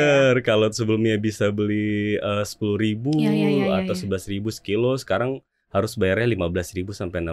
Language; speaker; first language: Indonesian; native; Indonesian